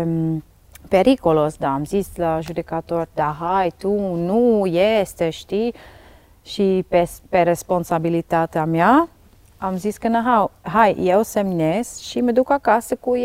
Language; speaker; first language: Romanian; non-native, learner; Dutch